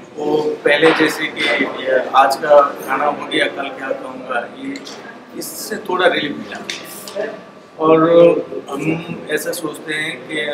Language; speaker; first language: Hindi; non-native, local second language; Bangla